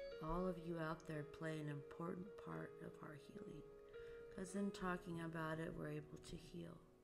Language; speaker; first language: English; early bilingual, other home language; Portuguese